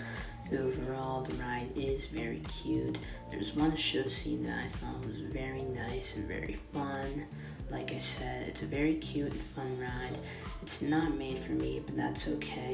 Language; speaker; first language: English; native; English